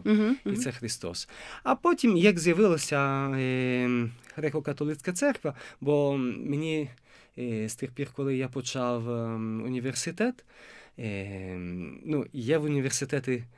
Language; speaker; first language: Ukrainian; non-native, fluent; Italian